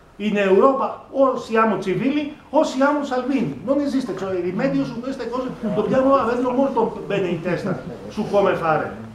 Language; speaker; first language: Italian; non-native, fluent; Greek